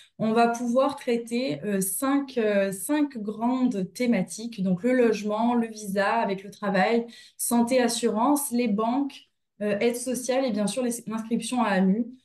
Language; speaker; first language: French; native; French